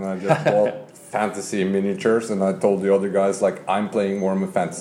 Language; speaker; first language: English; non-native, fluent; Norwegian